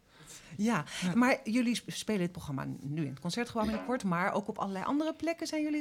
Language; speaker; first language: Dutch; native; Dutch